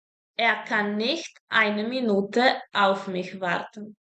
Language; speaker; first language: German; non-native, fluent; Serbian